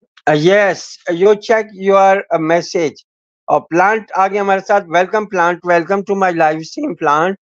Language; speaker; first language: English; non-native, learner; Urdu